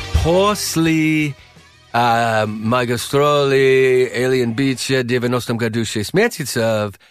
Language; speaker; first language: Russian; non-native, learner; English